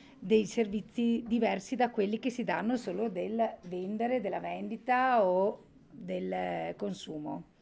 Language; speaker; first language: Italian; native; Italian